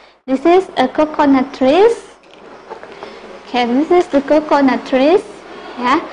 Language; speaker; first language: English; non-native, local second language; Indonesian